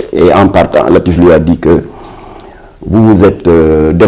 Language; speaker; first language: French; non-native, local second language; Wolof